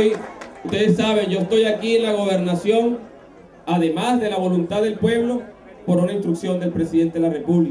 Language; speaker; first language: Spanish; native; Spanish